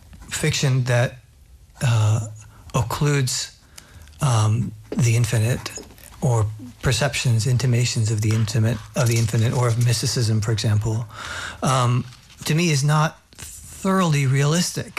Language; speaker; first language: English; native; English